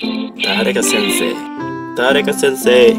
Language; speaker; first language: Japanese; non-native, learner; Indonesian